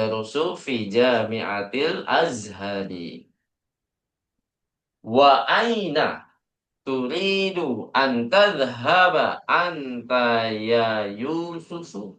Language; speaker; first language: Arabic; non-native, fluent; Indonesian